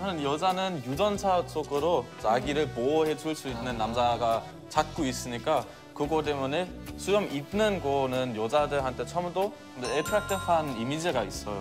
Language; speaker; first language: Korean; non-native, fluent; German